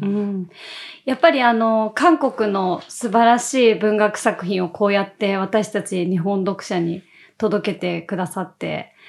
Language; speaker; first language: Japanese; native; Japanese